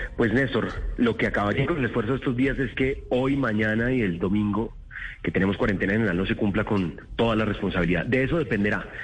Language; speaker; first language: Spanish; native; Spanish